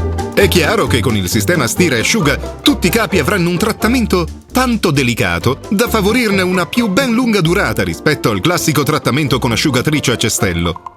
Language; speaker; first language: Italian; native; Italian